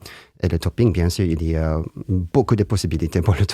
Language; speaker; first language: French; non-native, learner; Japanese